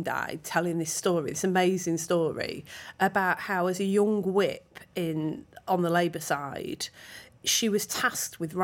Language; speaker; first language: English; native; English